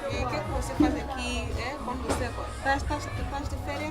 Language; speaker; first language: Portuguese; native; Portuguese